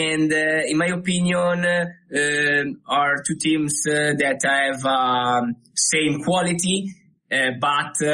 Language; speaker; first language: English; non-native, learner; Italian